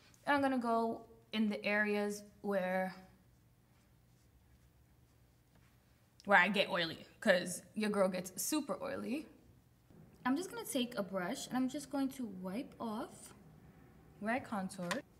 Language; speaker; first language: English; early bilingual, other home language; Spanish